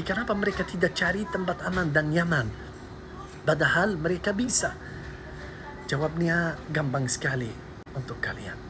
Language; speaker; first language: Indonesian; non-native, learner; Arabic